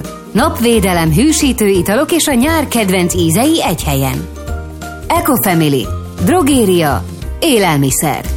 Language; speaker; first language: Hungarian; native; Hungarian